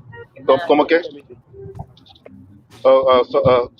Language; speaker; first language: Portuguese; non-native, learner; English